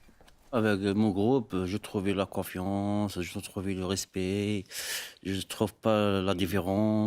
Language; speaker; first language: French; non-native, learner; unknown